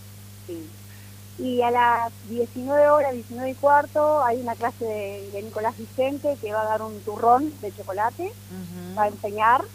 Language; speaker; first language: Spanish; native; Spanish